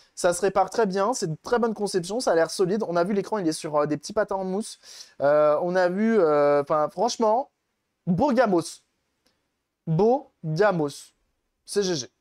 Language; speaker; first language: French; native; French